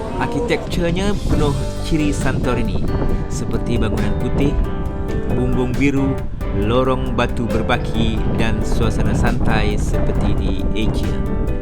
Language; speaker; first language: Malay; native; Malay